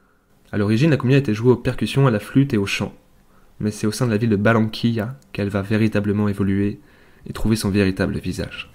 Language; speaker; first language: French; native; French